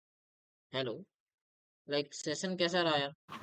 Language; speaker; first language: Hindi; native; Hindi